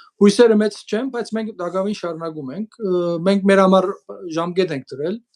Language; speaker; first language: Armenian; early bilingual, heritage; Armenian